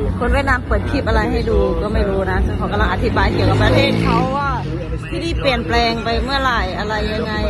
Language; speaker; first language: Thai; native; Thai